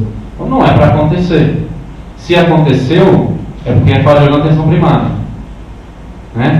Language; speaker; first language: Portuguese; native; Portuguese